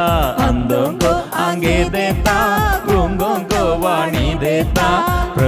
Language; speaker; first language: Hindi; non-native, local second language; Malayalam